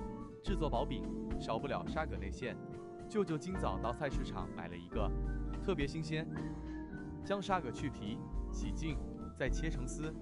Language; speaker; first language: Chinese; native; Chinese